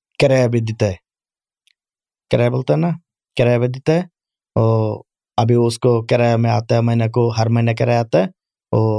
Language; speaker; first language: Urdu; non-native, learner; Bangla